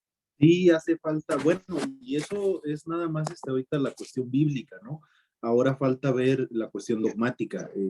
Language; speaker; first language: Spanish; native; Spanish